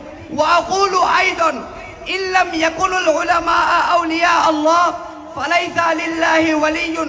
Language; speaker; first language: Arabic; non-native, learner; Bangla